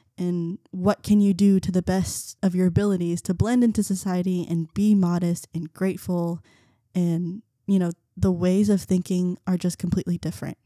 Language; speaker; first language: English; early bilingual, other home language; Vietnamese